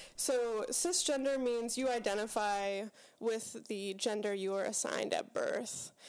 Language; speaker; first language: English; native; English